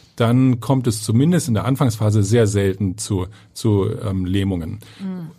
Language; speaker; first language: German; native; German